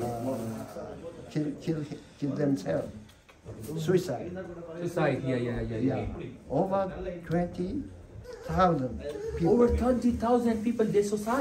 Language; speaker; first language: English; non-native, learner; Japanese